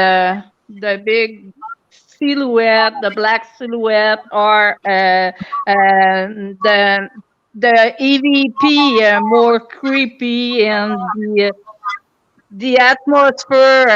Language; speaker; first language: English; non-native, local second language; French